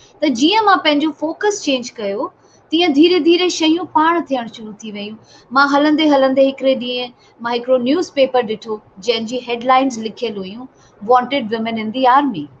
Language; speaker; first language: Sindhi; native; Sindhi